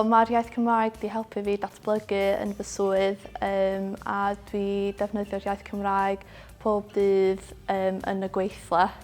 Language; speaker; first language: Welsh; non-native, local second language; English